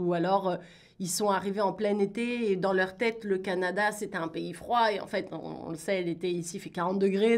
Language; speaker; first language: French; native; French